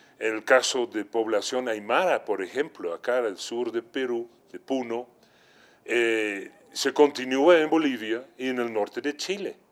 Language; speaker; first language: Spanish; non-native, fluent; Dutch